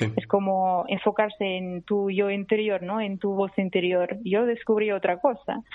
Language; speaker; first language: Spanish; non-native, fluent; Russian